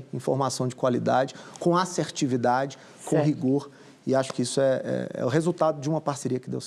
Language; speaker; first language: Portuguese; native; Portuguese